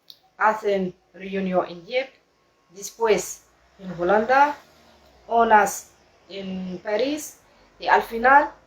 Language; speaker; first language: Spanish; non-native, learner; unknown